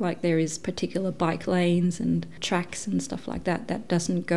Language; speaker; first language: English; non-native, fluent; Danish